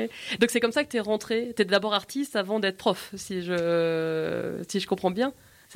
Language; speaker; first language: French; native; French